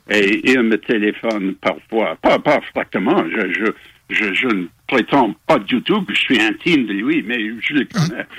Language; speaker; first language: French; non-native, local second language; English